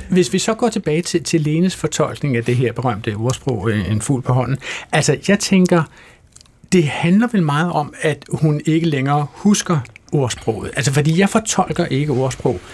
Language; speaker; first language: Danish; native; Danish